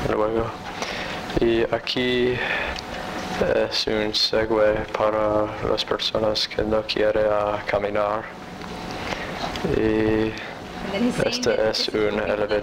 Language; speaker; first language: Spanish; non-native, learner; English